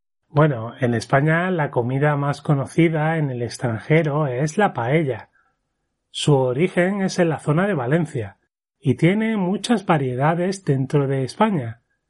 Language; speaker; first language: Spanish; native; Spanish